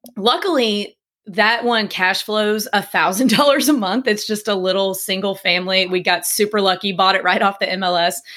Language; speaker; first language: English; native; English